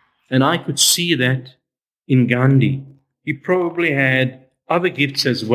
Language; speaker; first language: English; native; English